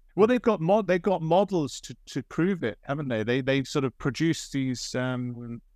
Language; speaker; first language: English; native; English